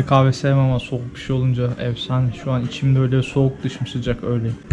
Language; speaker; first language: Turkish; native; Turkish